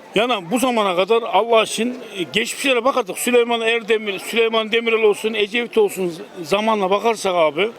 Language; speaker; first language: Turkish; native; Turkish